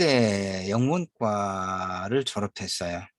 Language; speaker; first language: Korean; native; Korean